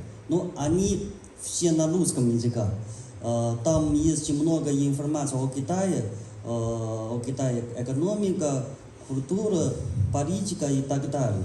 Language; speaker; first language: Russian; non-native, learner; Chinese